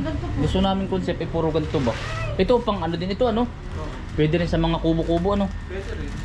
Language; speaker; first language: Filipino; native; Filipino